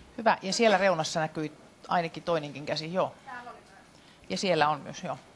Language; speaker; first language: Finnish; native; Finnish